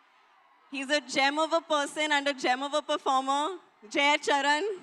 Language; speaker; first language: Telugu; non-native, learner; Hindi